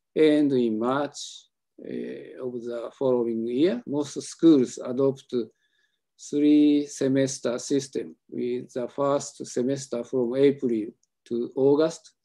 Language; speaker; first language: English; non-native, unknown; Japanese